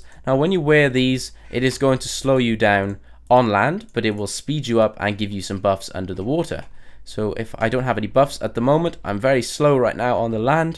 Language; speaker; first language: English; native; English